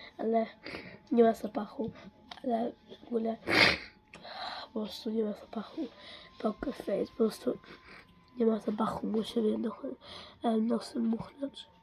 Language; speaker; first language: Polish; early bilingual, heritage; Dutch